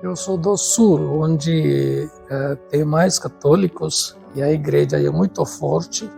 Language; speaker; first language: Portuguese; non-native, fluent; Tamil